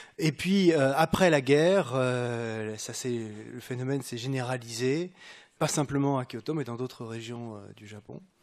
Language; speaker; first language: French; native; French